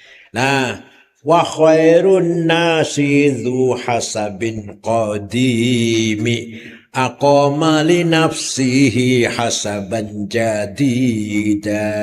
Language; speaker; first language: Arabic; non-native, learner; Indonesian